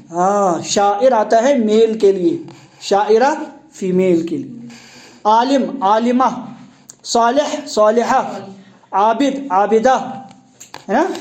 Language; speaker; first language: Urdu; non-native, local second language; Kashmiri